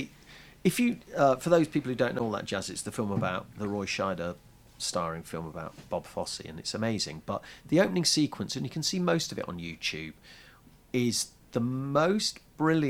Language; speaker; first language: English; native; English